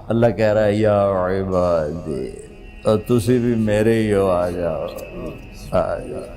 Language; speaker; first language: Urdu; non-native, local second language; Punjabi